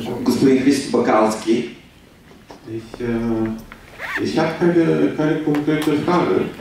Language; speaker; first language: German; non-native, fluent; Bulgarian